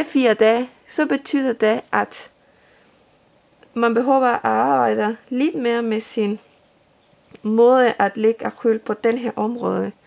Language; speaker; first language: Danish; non-native, fluent; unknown